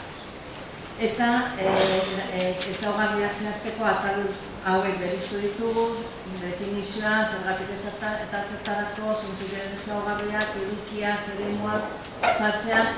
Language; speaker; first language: Basque; native; Basque